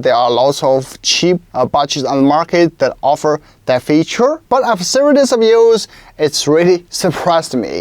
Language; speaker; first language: English; non-native, local second language; Chinese